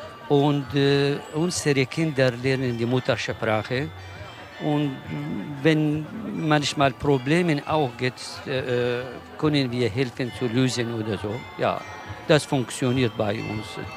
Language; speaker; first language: German; non-native, learner; Kurdish